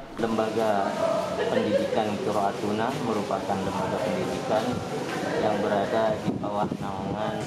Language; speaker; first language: Indonesian; native; Indonesian